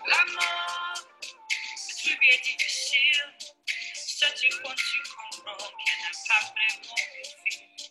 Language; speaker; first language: French; non-native, learner; English